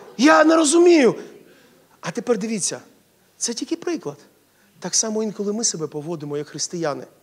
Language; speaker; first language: Ukrainian; non-native, local second language; Russian